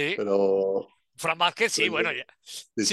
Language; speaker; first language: Spanish; native; Spanish